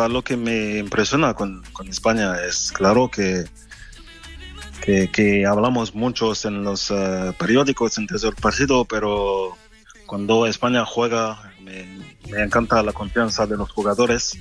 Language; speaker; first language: Spanish; non-native, fluent; French